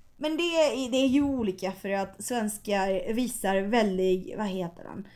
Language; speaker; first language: Swedish; non-native, fluent; Spanish